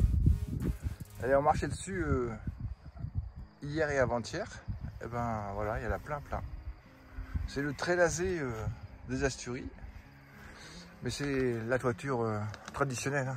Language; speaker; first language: French; native; French